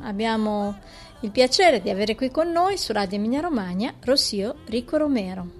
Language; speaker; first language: Italian; native; Italian